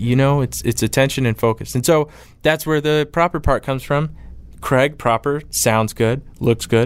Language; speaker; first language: English; native; English